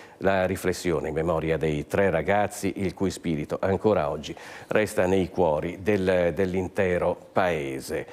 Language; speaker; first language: Italian; native; Italian